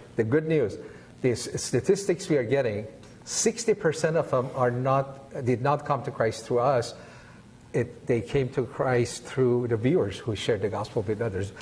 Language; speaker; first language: English; non-native, fluent; Persian